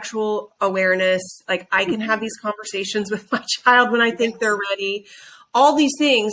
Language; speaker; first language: English; native; English